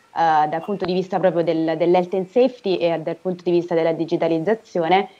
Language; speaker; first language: Italian; native; Italian